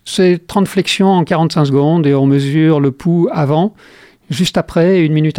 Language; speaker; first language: French; native; French